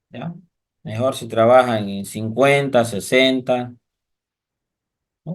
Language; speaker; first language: Spanish; native; Spanish